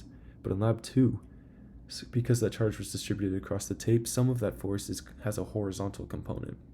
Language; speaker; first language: English; native; English